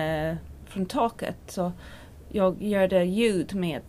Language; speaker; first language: Swedish; non-native, learner; English